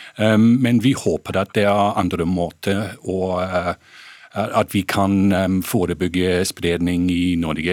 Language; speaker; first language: Norwegian; non-native, fluent; English